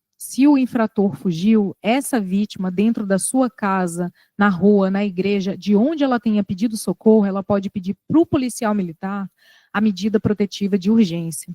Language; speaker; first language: Portuguese; native; Portuguese